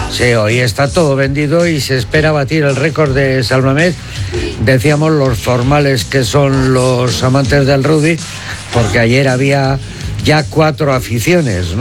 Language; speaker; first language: Spanish; native; Spanish